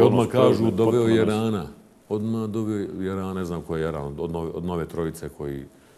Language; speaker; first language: Bosnian; native; Bosnian